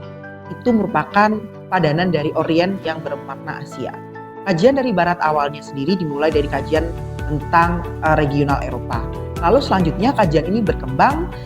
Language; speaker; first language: Indonesian; native; Indonesian